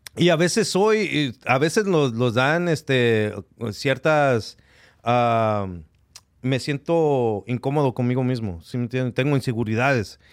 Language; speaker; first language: Spanish; early bilingual, heritage; Spanish